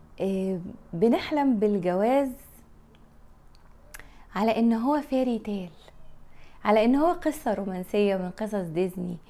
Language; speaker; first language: Arabic; native; Arabic